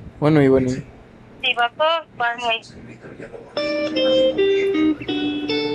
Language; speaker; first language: French; non-native, learner; Spanish